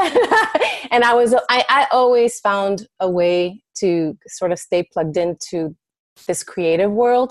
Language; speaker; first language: English; early bilingual, other home language; Spanish